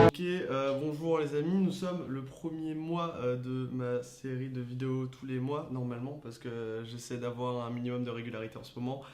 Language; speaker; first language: French; native; French